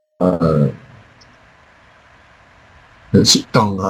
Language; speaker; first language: Korean; non-native, learner; Chinese